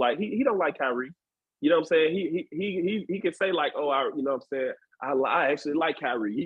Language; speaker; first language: English; native; English